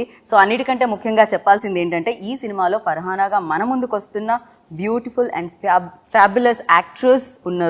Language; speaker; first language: Telugu; native; Telugu